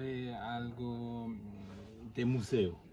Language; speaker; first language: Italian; non-native, learner; Norwegian